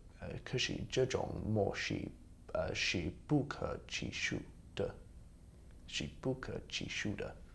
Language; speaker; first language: Chinese; non-native, learner; English